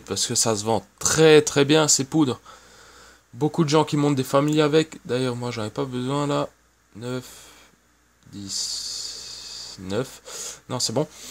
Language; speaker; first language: French; native; French